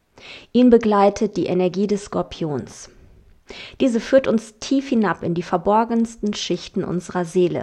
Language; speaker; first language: German; native; German